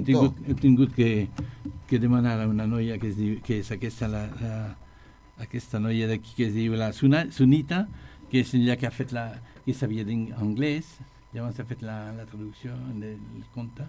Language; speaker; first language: Catalan; non-native, learner; French